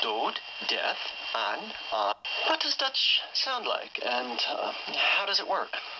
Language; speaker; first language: English; native; English